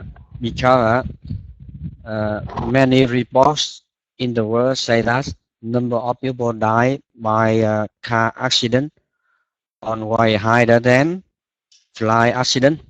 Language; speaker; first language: English; non-native, learner; Vietnamese